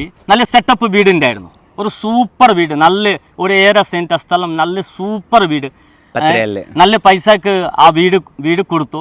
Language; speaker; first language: Malayalam; non-native, fluent; Hindi